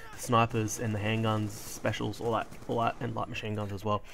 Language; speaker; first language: English; native; English